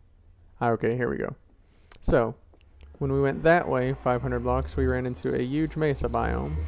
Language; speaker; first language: English; native; English